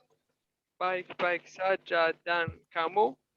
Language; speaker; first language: Indonesian; non-native, learner; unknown